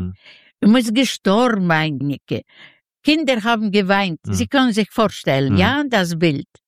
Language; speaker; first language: German; non-native, learner; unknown